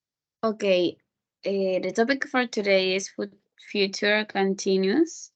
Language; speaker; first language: English; non-native, fluent; Spanish